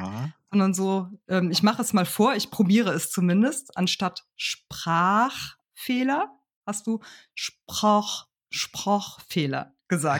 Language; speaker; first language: German; native; German